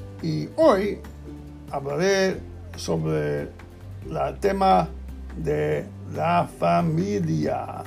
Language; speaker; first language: Spanish; non-native, learner; English